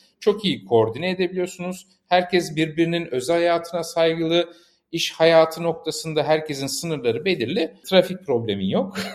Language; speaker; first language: Turkish; native; Turkish